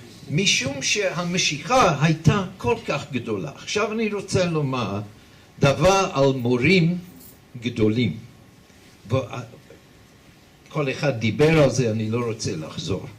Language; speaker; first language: Hebrew; non-native, fluent; English